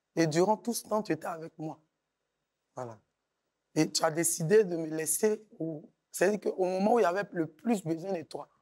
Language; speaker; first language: French; native; French